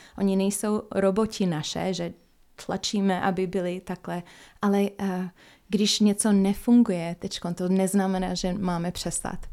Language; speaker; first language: Czech; non-native, fluent; English